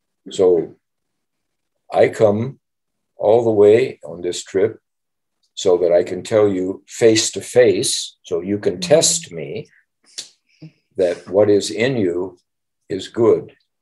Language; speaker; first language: English; native; English